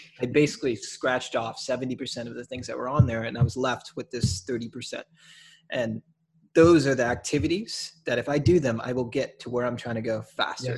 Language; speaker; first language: English; native; English